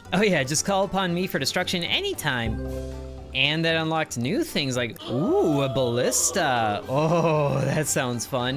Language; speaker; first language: English; native; English